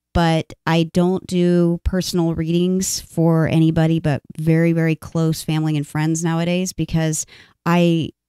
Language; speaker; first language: English; native; English